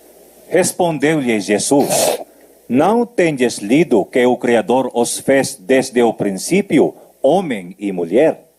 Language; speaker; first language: Portuguese; native; Portuguese